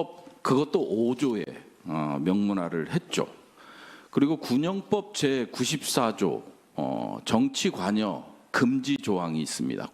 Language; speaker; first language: Korean; native; Korean